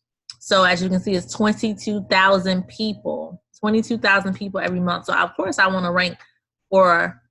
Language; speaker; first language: English; native; English